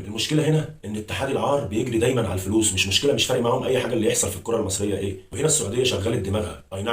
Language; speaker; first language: Arabic; native; Arabic